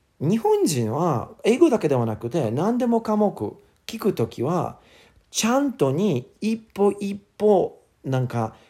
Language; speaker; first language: Japanese; non-native, learner; English